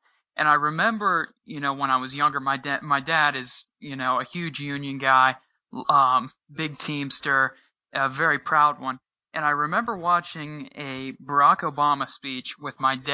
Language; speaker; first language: English; native; English